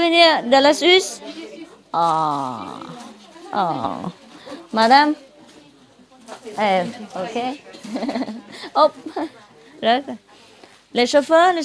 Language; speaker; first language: French; non-native, learner; Vietnamese